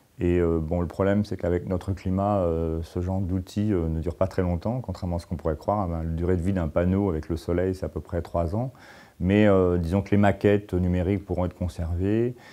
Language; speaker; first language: French; native; French